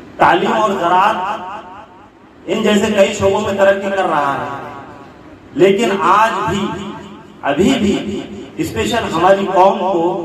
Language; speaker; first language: Hindi; non-native, local second language; Urdu